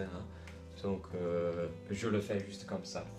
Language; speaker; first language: French; non-native, learner; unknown